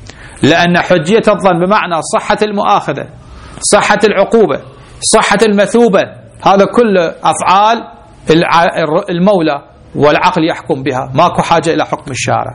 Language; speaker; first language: Arabic; native; Arabic